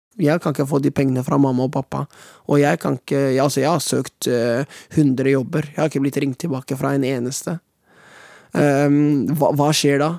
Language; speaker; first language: Norwegian; native; Norwegian